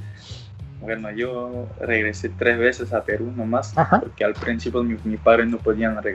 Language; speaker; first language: Spanish; early bilingual, other home language; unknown